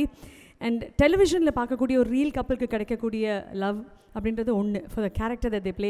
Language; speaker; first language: Tamil; native; Tamil